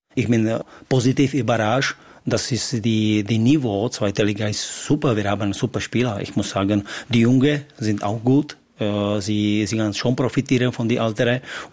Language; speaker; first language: German; non-native, learner; Czech